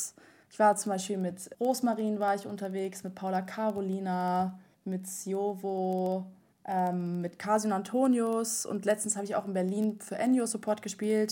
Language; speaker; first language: German; native; German